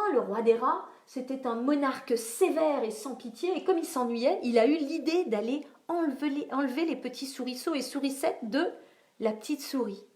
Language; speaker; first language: French; native; French